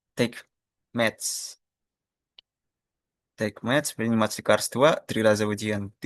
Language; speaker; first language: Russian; non-native, fluent; Indonesian